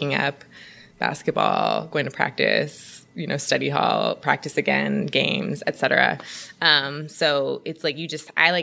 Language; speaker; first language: English; native; English